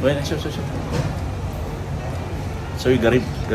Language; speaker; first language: Arabic; non-native, learner; Filipino